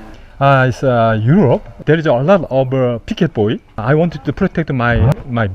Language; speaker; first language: English; non-native, learner; Korean